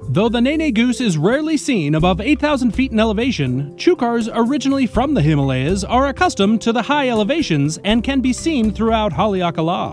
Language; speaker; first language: English; native; English